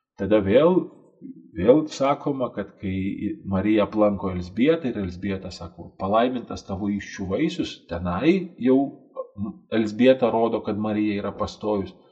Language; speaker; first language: Lithuanian; native; Lithuanian